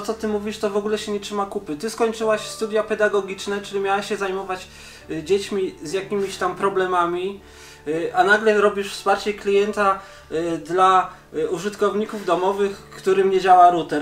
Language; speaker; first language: Polish; native; Polish